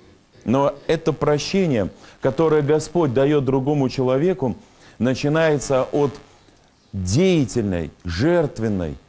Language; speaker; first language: Russian; native; Russian